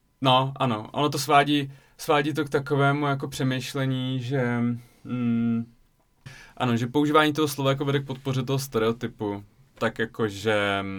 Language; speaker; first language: Czech; early bilingual, other home language; Russian